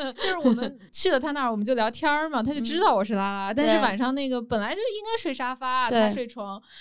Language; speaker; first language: Chinese; native; Chinese